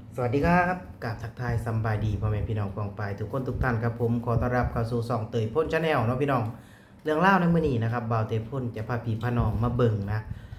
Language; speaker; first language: Thai; native; Thai